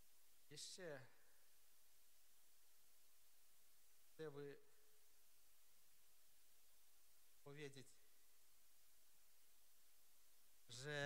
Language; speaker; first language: Polish; non-native, learner; Ukrainian